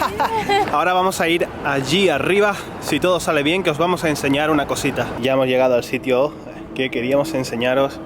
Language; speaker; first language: Spanish; native; Spanish